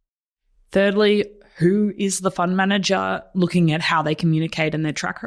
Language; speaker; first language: English; native; English